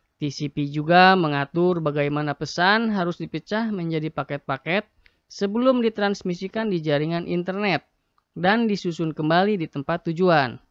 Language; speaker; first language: Indonesian; native; Indonesian